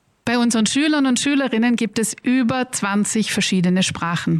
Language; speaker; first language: German; native; German